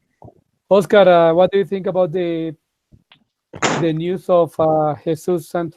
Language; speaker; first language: English; non-native, fluent; Spanish